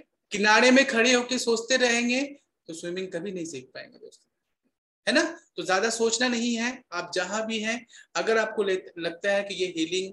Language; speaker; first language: Hindi; native; Hindi